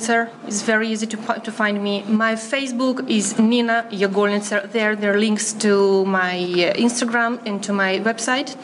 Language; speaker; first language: English; non-native, fluent; Romanian